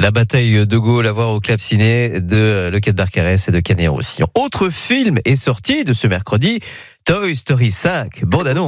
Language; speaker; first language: French; native; French